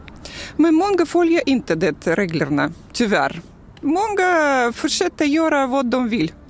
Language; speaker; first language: Swedish; non-native, learner; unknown